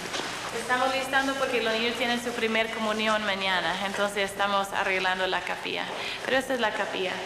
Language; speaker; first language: Spanish; non-native, fluent; English